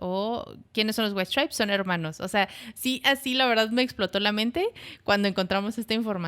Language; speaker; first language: Spanish; native; Spanish